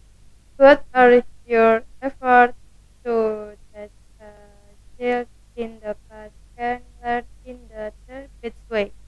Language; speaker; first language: English; non-native, learner; Indonesian